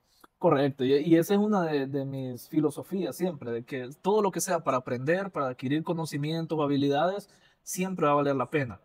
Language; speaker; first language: Spanish; native; Spanish